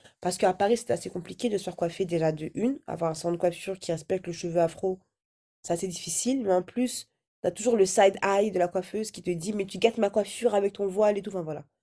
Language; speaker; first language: French; early bilingual, other home language; Arabic